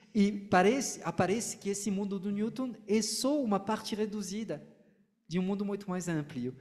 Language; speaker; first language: Portuguese; non-native, fluent; French